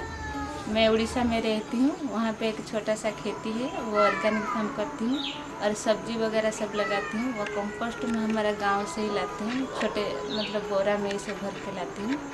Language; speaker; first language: Hindi; non-native, local second language; Odia